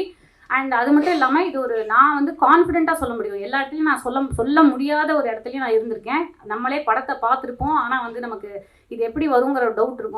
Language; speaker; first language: Tamil; native; Tamil